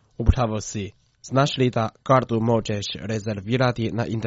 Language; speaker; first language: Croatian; non-native, fluent; Chinese